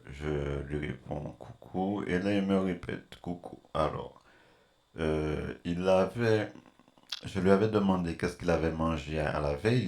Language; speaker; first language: French; native; French